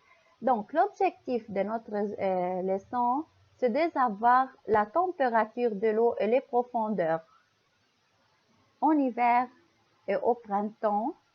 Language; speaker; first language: French; non-native, local second language; Arabic